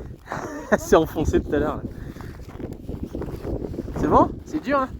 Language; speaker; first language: French; native; French